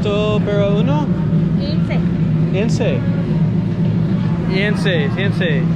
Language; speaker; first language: Spanish; non-native, learner; English